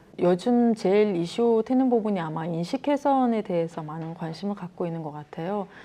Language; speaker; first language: Korean; non-native, fluent; Mongolian